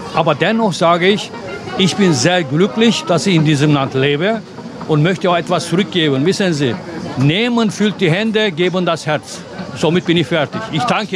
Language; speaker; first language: German; non-native, fluent; Turkish